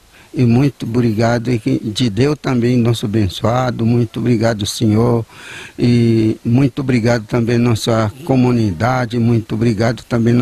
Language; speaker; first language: Portuguese; non-native, local second language; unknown